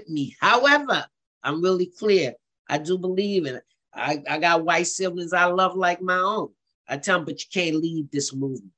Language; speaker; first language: English; native; English